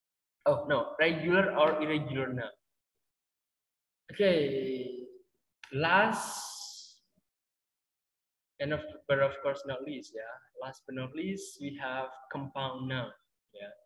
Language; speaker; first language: English; non-native, fluent; Indonesian